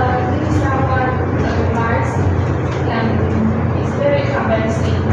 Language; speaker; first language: English; non-native, learner; Chinese